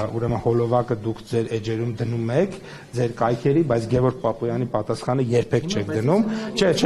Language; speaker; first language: Armenian; native; Armenian